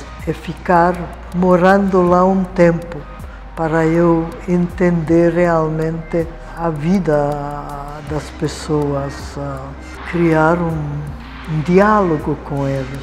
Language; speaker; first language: Portuguese; non-native, fluent; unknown